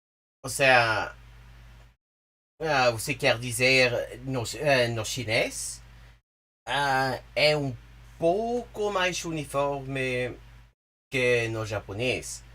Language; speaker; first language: Portuguese; non-native, fluent; English